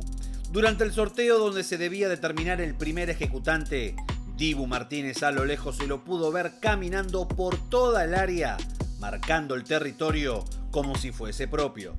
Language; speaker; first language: Spanish; native; Spanish